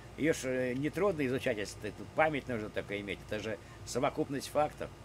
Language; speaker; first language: Russian; native; Russian